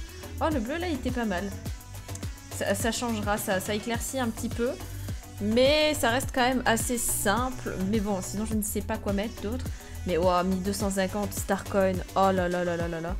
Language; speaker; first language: French; native; French